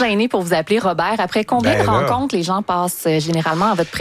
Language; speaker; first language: French; native; French